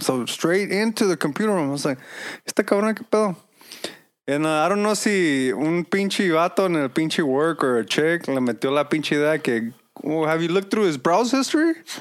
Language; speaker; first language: English; early bilingual, other home language; Spanish